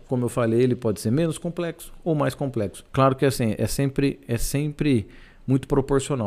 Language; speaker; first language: Portuguese; native; Portuguese